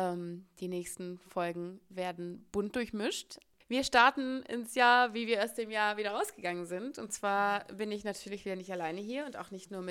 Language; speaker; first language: German; native; German